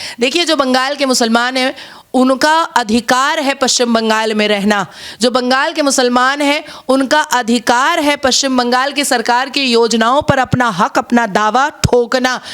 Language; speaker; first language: Hindi; native; Hindi